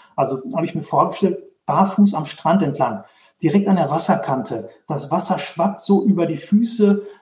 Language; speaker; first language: German; native; German